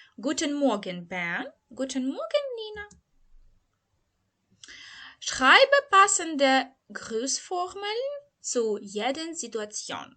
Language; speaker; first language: German; non-native, fluent; Ukrainian